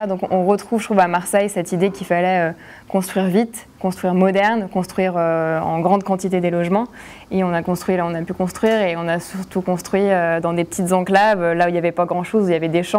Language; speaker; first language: French; native; French